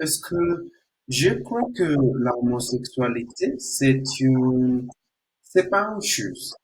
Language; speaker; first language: French; non-native, learner; Spanish